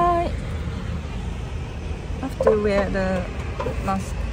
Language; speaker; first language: English; non-native, fluent; Japanese